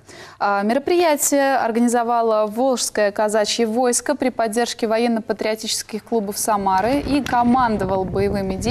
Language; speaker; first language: Russian; native; Russian